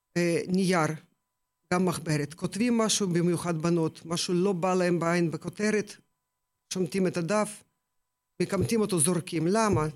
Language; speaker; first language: Hebrew; non-native, fluent; Russian